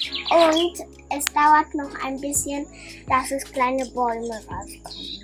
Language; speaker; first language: German; early bilingual, heritage; German